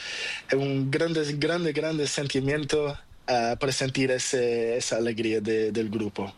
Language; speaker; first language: Spanish; non-native, learner; Portuguese